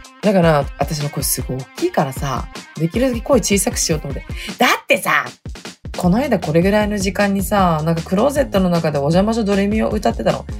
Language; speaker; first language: Japanese; native; Japanese